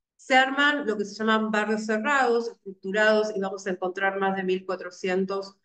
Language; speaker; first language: Spanish; native; Spanish